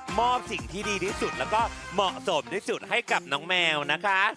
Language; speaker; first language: Thai; native; Thai